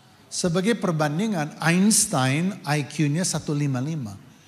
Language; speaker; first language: Indonesian; non-native, fluent; English